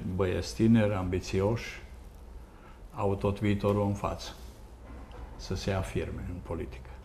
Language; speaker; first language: Romanian; non-native, local second language; Hungarian